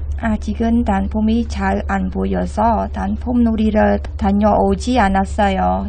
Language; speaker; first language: Korean; non-native, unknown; Khmer